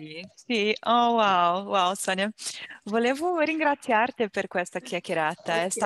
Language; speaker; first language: Italian; non-native, learner; Portuguese